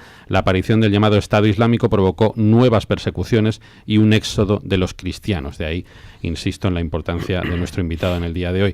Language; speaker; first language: Spanish; native; Spanish